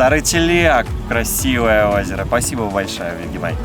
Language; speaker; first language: Russian; native; Russian